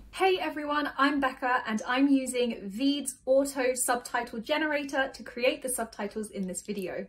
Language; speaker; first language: English; native; English